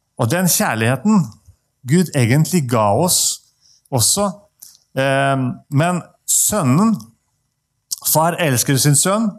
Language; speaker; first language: Norwegian; non-native, fluent; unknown